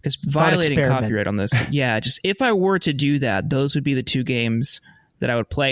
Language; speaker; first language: English; native; English